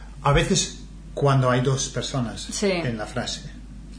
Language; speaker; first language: Spanish; non-native, fluent; English